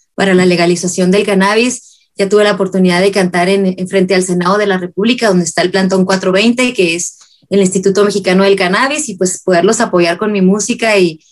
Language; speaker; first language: Spanish; native; Spanish